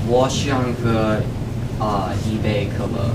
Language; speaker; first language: Chinese; non-native, learner; English